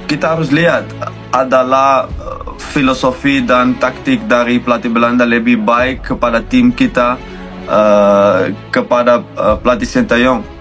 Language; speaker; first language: Indonesian; non-native, fluent; Dutch